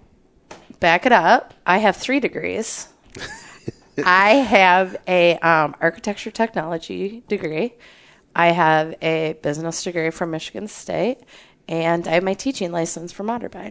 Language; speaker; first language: English; native; English